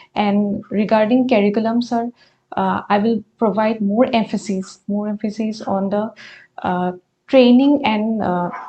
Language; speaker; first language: English; non-native, local second language; Assamese